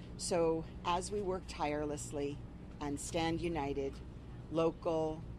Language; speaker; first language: English; native; English